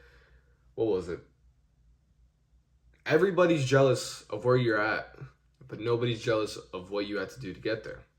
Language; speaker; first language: English; native; English